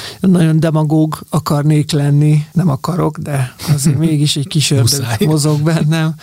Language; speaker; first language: Hungarian; native; Hungarian